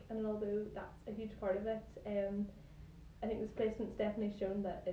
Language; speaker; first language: English; native; English